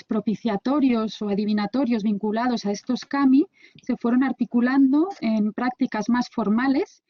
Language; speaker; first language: Spanish; native; Spanish